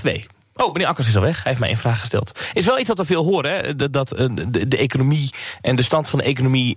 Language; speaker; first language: Dutch; native; Dutch